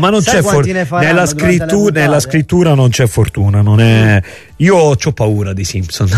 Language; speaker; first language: Italian; native; Italian